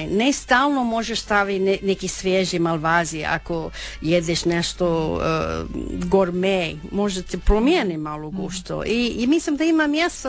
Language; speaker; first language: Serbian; early bilingual, heritage; Croatian